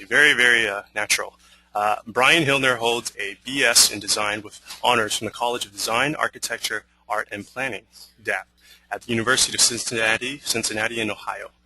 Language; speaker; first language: English; native; English